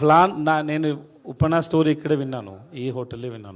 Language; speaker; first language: Telugu; non-native, learner; Tamil